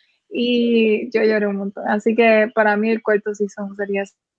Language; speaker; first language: Spanish; native; Spanish